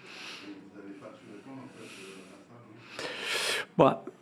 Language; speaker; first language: French; native; French